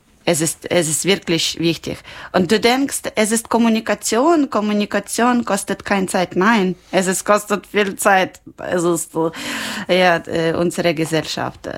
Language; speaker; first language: German; non-native, learner; Ukrainian